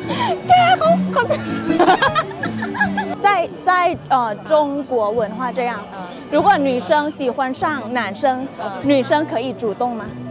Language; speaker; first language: Chinese; non-native, fluent; Thai